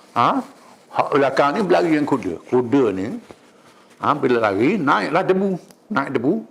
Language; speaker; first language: Malay; native; Malay